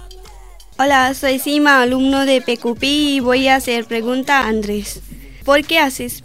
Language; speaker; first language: Spanish; non-native, learner; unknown